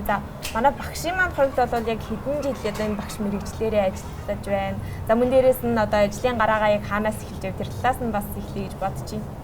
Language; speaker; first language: Mongolian; native; Mongolian